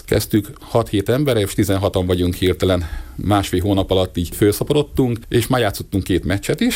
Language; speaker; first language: Hungarian; native; Hungarian